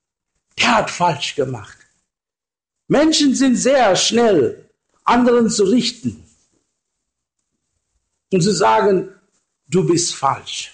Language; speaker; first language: German; non-native, learner; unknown